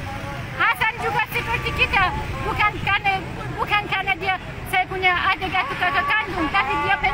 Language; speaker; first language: Indonesian; non-native, fluent; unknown